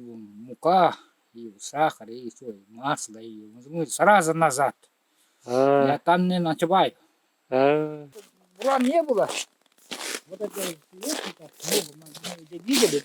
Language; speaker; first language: Russian; non-native, local second language; Yakut